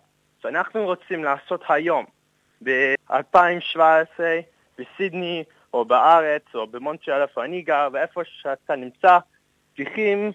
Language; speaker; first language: Hebrew; non-native, fluent; English